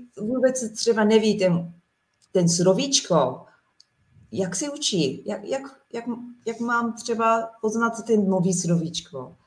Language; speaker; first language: Czech; non-native, learner; Japanese